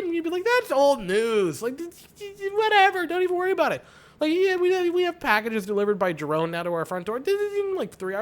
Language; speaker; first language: English; native; English